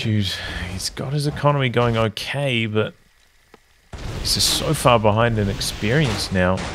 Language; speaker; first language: English; native; English